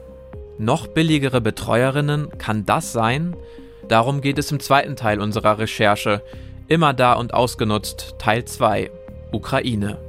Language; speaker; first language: German; native; German